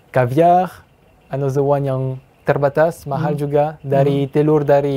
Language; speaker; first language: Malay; non-native, fluent; French